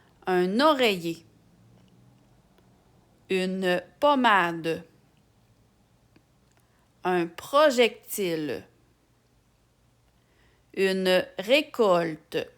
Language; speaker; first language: French; native; French